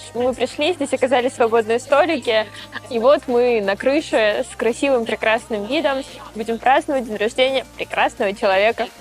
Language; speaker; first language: Russian; native; Russian